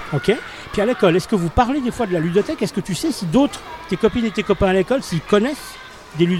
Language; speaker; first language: French; native; French